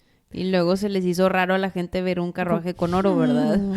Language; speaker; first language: Spanish; native; Spanish